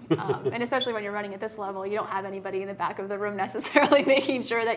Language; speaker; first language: English; native; English